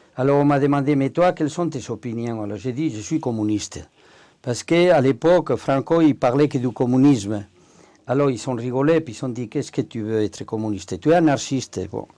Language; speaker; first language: French; non-native, fluent; Spanish